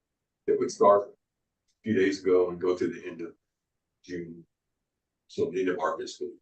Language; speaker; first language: English; native; English